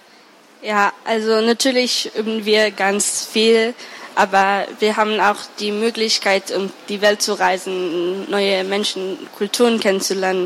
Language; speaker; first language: German; early bilingual, other home language; Hebrew